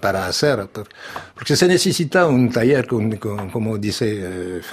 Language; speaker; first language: Spanish; non-native, learner; French